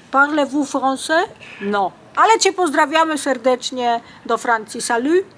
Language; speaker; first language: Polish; native; Polish